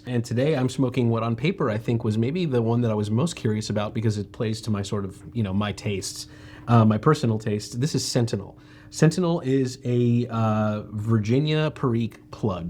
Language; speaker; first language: English; native; English